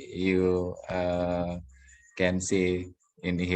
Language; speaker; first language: English; non-native, learner; Indonesian